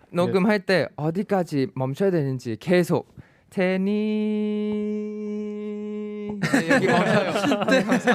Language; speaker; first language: Korean; non-native, fluent; Thai